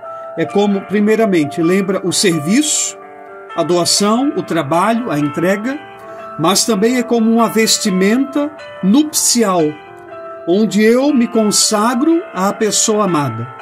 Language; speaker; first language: Portuguese; native; Portuguese